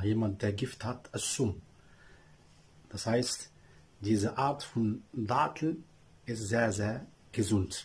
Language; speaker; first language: German; non-native, learner; Arabic